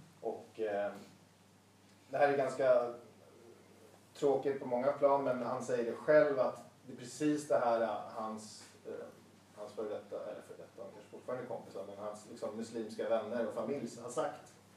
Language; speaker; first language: Swedish; native; Swedish